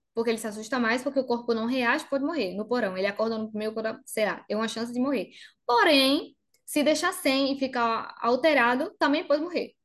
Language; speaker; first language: Portuguese; non-native, fluent; Spanish